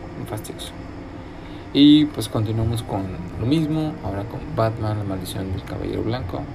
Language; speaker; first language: Spanish; native; Spanish